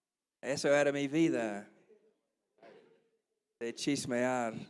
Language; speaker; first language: Spanish; non-native, learner; English